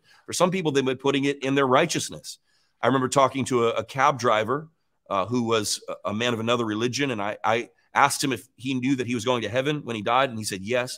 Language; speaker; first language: English; native; English